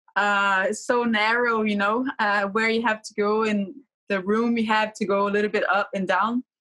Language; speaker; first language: English; non-native, fluent; Portuguese